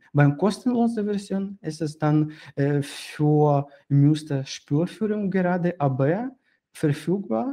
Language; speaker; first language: German; non-native, fluent; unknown